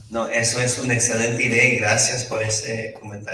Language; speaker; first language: Spanish; early bilingual, heritage; Spanish